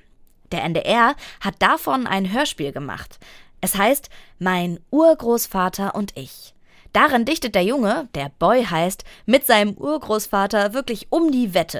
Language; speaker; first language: German; native; German